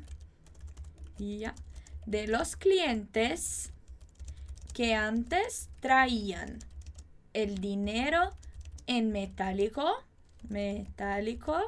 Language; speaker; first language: Spanish; non-native, fluent; Portuguese